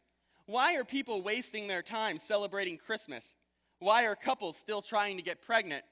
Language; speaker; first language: English; native; English